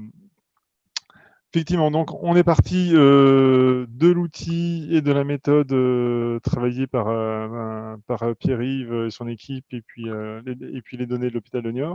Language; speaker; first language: French; native; French